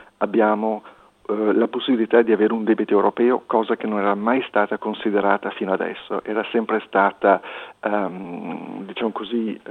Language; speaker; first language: Italian; native; Italian